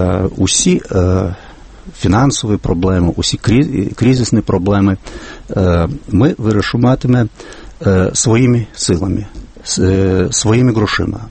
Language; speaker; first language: Ukrainian; non-native, fluent; Lithuanian